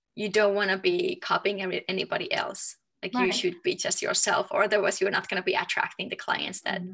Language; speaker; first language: English; non-native, fluent; Finnish